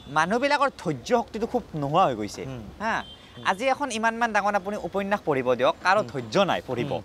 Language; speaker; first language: Assamese; native; Assamese